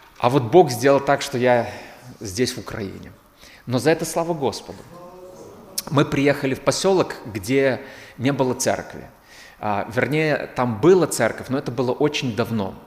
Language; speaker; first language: Russian; native; Russian